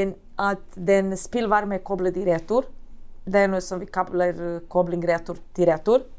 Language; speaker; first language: Norwegian; non-native, fluent; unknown